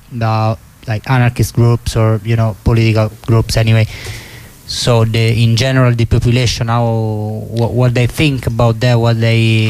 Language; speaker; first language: English; non-native, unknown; Italian